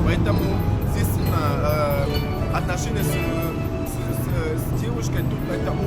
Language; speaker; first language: Russian; non-native, fluent; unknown